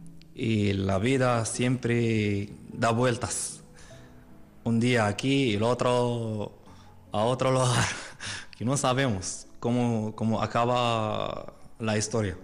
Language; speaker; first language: Spanish; non-native, fluent; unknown